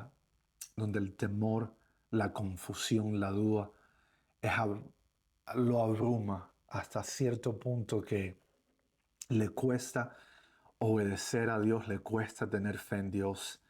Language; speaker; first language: Spanish; native; Spanish